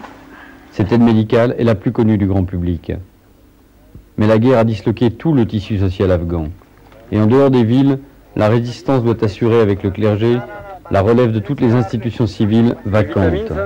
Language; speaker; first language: French; native; French